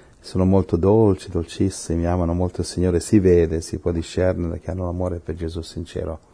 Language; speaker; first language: Italian; non-native, fluent; Spanish